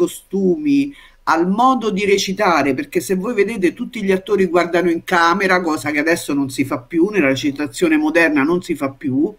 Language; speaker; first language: Italian; native; Italian